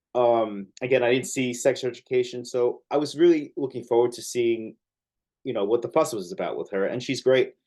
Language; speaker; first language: English; native; English